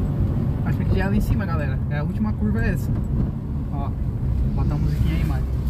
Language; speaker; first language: Portuguese; native; Portuguese